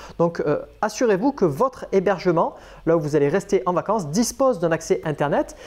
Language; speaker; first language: French; native; French